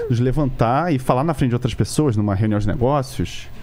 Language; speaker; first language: Portuguese; native; Portuguese